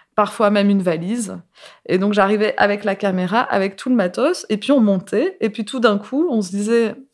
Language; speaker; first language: French; native; French